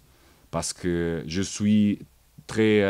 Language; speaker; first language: French; non-native, learner; Portuguese